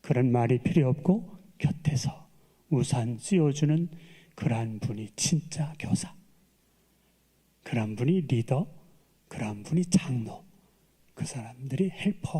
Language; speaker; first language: Korean; native; Korean